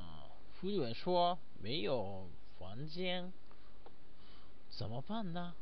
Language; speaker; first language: Chinese; non-native, learner; Japanese